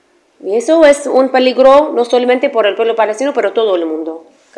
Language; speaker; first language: Spanish; non-native, fluent; Arabic